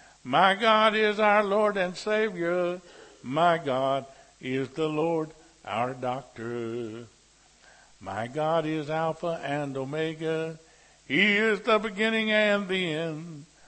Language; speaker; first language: English; native; English